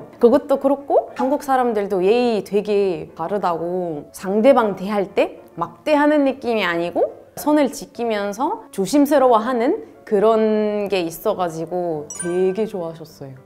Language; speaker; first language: Korean; non-native, fluent; Arabic